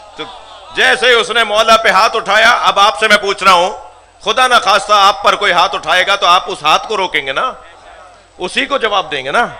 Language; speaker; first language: Urdu; non-native, local second language; Sindhi